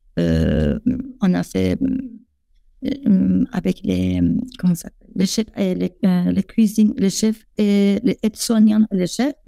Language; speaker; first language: French; non-native, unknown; Persian